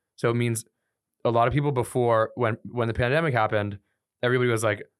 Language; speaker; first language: English; native; English